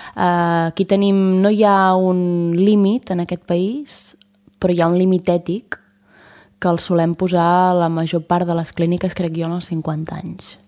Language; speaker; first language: Catalan; native; Catalan